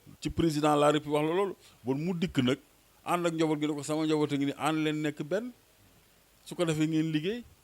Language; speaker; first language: Wolof; native; Wolof